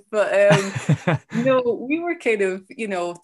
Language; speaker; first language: English; native; English